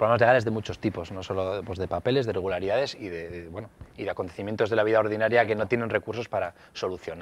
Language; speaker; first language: Spanish; native; Spanish